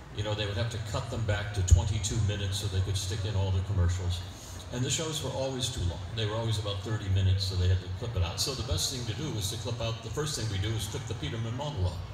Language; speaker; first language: English; native; English